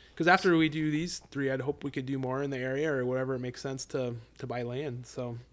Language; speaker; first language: English; native; English